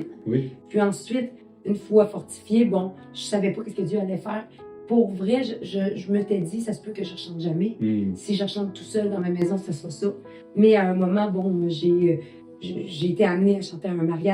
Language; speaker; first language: French; native; French